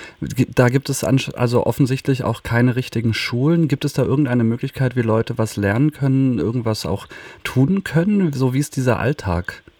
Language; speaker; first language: German; native; German